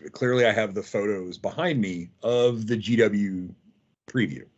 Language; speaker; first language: English; native; English